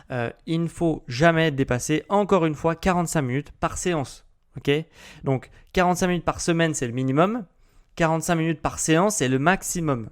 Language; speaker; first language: French; native; French